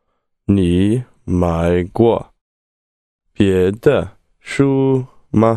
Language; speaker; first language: Chinese; non-native, learner; English